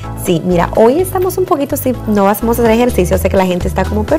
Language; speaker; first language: Spanish; native; Spanish